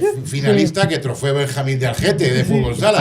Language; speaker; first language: Spanish; native; Spanish